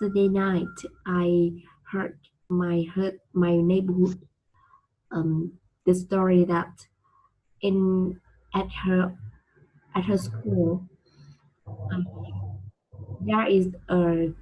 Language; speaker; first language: English; non-native, learner; Vietnamese